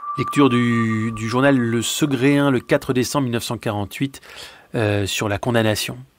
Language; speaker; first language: French; native; French